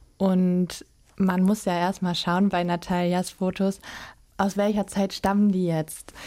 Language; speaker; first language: German; native; German